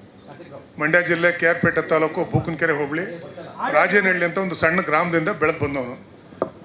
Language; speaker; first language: Kannada; native; Kannada